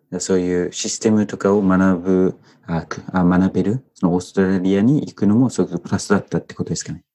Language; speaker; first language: Japanese; non-native, fluent; English